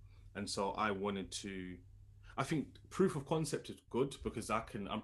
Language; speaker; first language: English; native; English